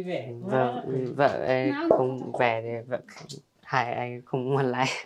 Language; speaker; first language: Vietnamese; non-native, local second language; Hmong